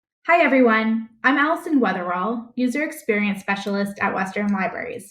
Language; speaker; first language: English; native; English